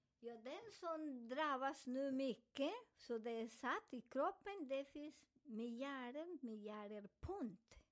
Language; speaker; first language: Swedish; non-native, fluent; Spanish